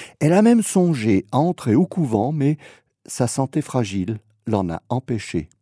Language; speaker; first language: French; native; French